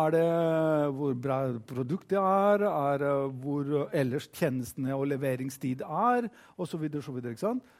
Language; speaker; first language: Norwegian; non-native, fluent; Greek